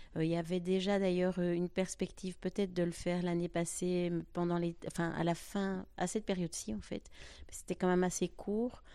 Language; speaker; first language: French; native; French